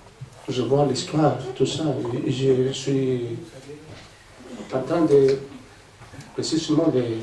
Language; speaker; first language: French; non-native, fluent; Spanish